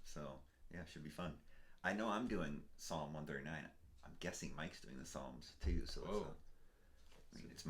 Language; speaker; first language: English; native; English